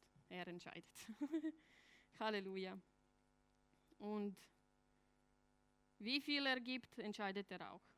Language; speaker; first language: German; non-native, fluent; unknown